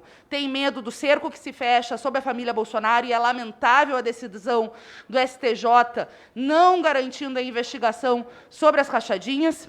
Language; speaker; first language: Portuguese; native; Portuguese